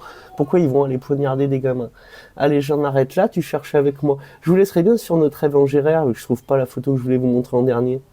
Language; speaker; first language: French; native; French